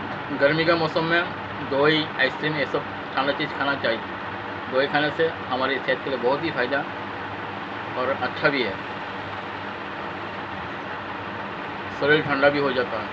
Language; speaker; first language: Hindi; non-native, local second language; Bangla